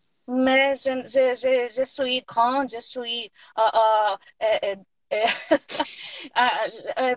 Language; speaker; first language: French; non-native, learner; Portuguese